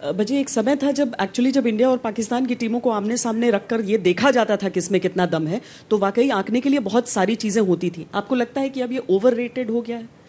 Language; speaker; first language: Hindi; native; Hindi